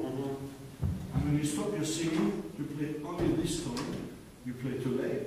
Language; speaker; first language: English; non-native, learner; German